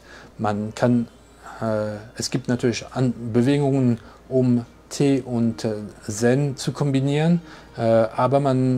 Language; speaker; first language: German; non-native, fluent; French